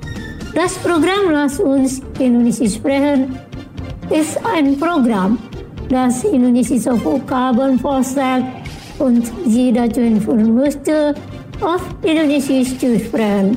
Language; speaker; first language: German; non-native, fluent; Indonesian